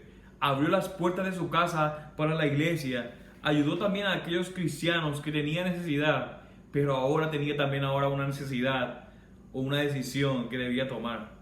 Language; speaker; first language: Spanish; native; Spanish